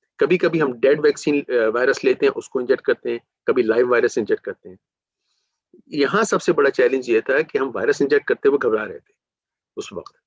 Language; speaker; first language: Urdu; native; Urdu